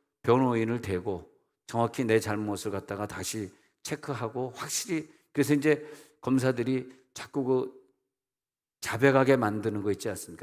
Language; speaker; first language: Korean; native; Korean